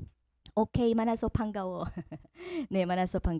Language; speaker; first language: Korean; non-native, fluent; Filipino